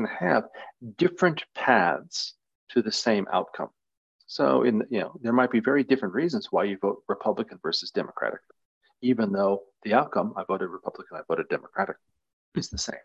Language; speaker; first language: English; native; English